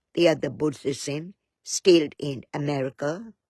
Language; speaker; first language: English; non-native, learner; Burmese